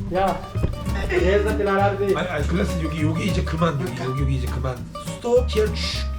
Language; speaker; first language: Korean; native; Korean